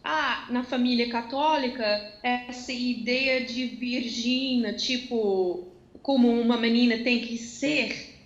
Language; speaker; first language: Portuguese; non-native, fluent; Dutch